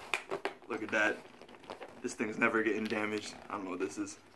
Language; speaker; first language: English; native; English